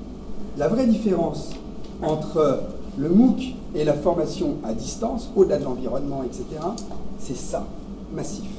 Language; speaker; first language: French; native; French